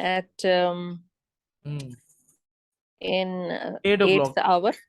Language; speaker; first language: English; non-native, learner; Urdu